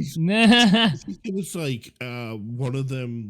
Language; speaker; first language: English; native; English